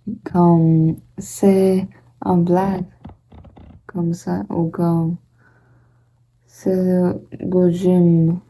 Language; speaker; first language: French; non-native, learner; Portuguese